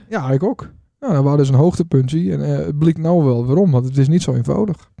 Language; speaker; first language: Dutch; native; Dutch